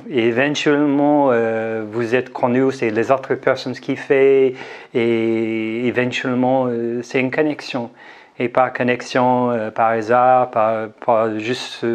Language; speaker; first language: French; non-native, learner; English